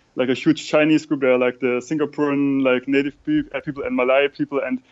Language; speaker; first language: English; non-native, fluent; German